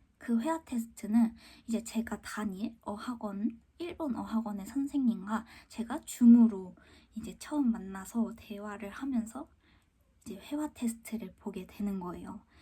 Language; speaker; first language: Korean; native; Korean